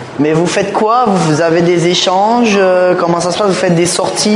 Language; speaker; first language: French; native; French